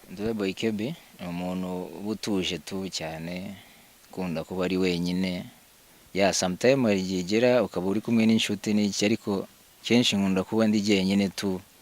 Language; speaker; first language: Kinyarwanda; early bilingual, heritage; Kinyarwanda